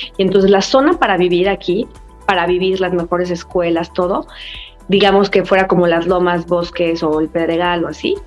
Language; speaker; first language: Spanish; native; Spanish